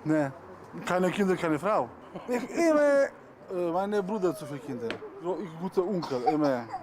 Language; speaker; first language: German; non-native, learner; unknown